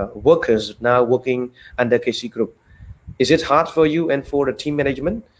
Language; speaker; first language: English; non-native, fluent; Khmer